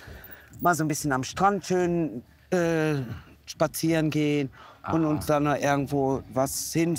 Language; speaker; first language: German; native; German